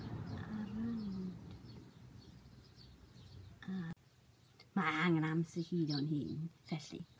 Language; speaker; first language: Welsh; non-native, learner; English